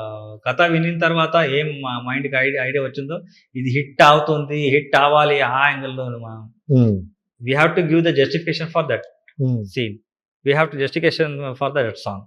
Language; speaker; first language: Telugu; non-native, learner; Kannada